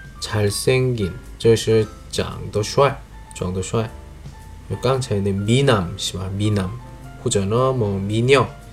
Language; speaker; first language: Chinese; non-native, fluent; Korean